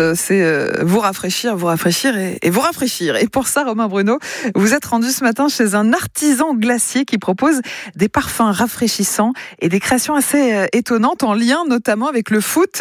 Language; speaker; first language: French; native; French